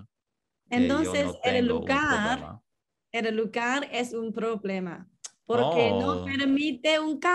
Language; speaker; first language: Spanish; non-native, learner; Chinese